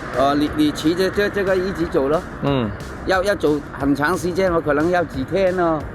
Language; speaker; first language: Chinese; native; Chinese